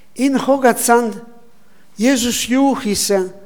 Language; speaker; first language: Mongolian; non-native, learner; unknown